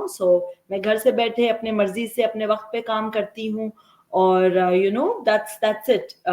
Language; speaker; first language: Urdu; native; Urdu